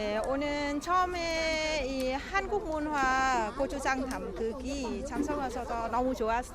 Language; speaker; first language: Korean; non-native, learner; Vietnamese